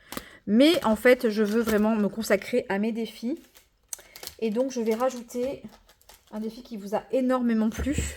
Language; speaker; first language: French; native; French